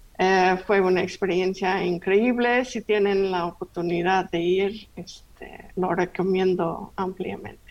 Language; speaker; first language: Spanish; non-native, fluent; English